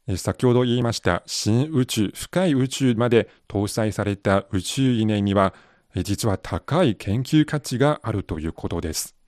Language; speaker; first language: Japanese; non-native, fluent; Chinese